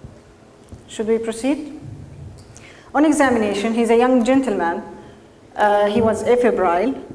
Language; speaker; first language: English; non-native, fluent; Arabic